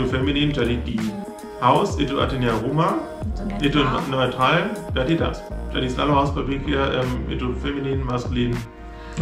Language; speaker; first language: Indonesian; non-native, fluent; German